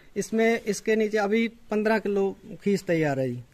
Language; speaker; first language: Hindi; native; Hindi